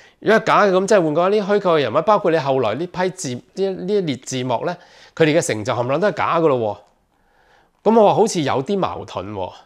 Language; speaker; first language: Cantonese; native; Cantonese